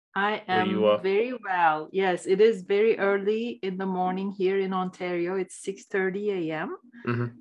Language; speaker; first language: English; non-native, fluent; Turkish